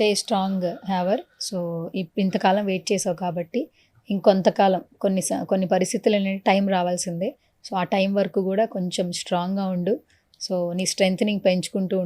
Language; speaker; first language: Telugu; native; Telugu